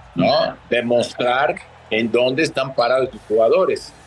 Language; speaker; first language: Spanish; early bilingual, other home language; Portuguese